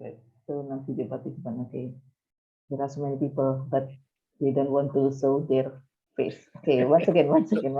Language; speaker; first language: English; non-native, fluent; Indonesian